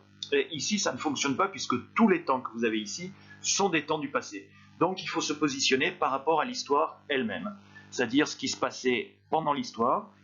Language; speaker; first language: French; native; French